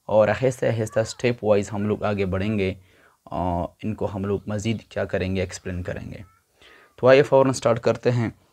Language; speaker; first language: Urdu; non-native, local second language; Pashto